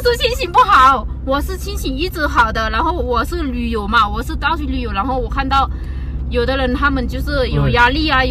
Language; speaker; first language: Chinese; non-native, fluent; Lao